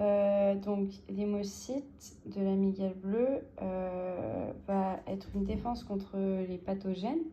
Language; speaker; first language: French; native; French